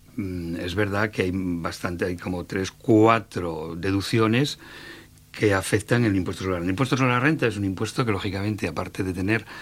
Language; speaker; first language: Spanish; native; Spanish